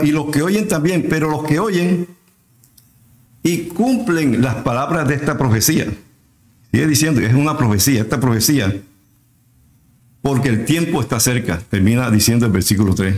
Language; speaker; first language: Spanish; native; Spanish